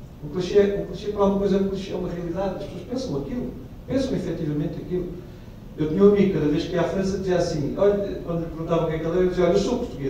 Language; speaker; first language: Portuguese; native; Portuguese